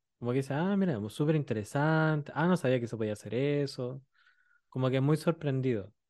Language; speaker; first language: Spanish; native; Spanish